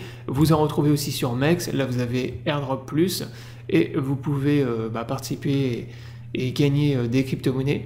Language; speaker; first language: French; native; French